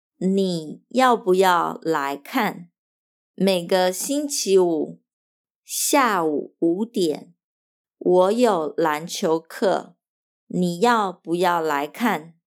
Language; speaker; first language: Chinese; non-native, fluent; Portuguese